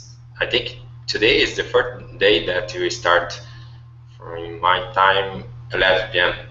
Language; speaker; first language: English; non-native, learner; Portuguese